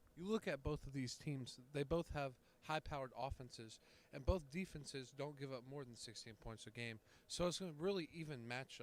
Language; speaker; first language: English; native; English